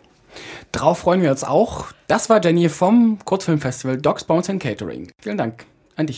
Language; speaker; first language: German; native; German